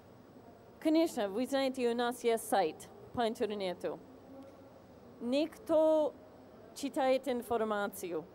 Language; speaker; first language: Russian; non-native, fluent; English